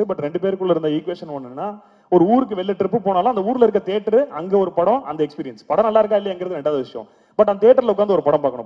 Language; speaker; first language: Tamil; native; Tamil